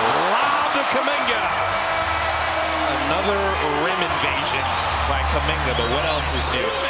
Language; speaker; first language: English; native; English